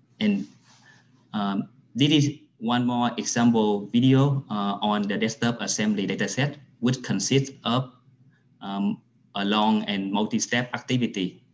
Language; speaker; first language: English; non-native, fluent; Vietnamese